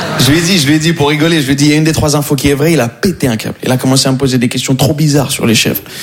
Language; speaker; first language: French; non-native, local second language; Arabic